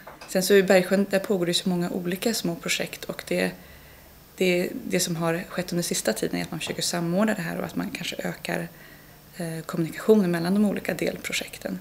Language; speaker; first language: Swedish; native; Swedish